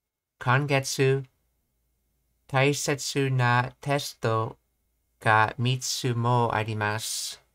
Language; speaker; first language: Japanese; non-native, learner; English